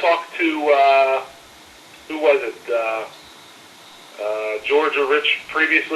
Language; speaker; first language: English; native; English